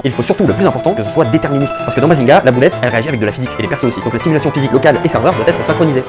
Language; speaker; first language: French; native; French